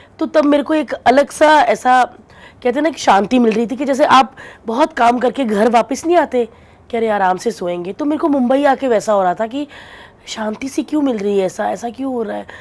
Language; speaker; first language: Hindi; non-native, local second language; Punjabi